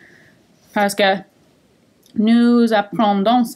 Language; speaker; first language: French; non-native, fluent; English